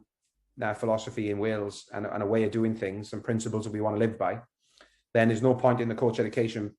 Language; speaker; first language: English; native; English